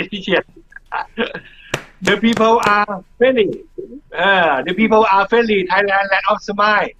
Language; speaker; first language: English; non-native, learner; Thai